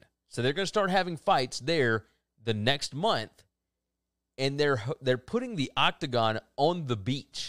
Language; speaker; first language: English; native; English